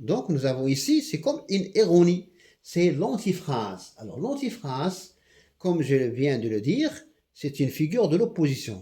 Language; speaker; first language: French; non-native, local second language; Arabic